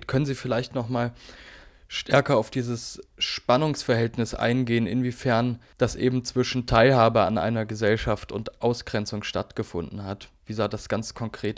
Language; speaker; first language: German; native; German